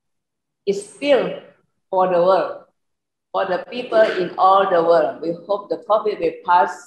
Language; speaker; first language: English; non-native, learner; Indonesian